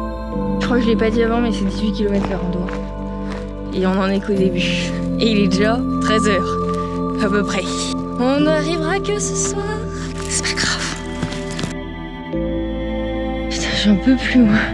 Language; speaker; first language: French; native; French